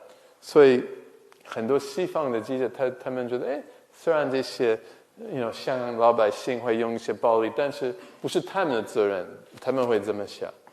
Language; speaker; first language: Chinese; non-native, fluent; English